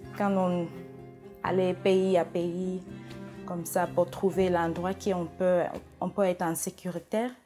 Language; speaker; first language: French; non-native, fluent; Swahili